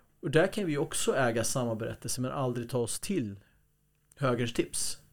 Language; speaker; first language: Swedish; early bilingual, other home language; Kurdish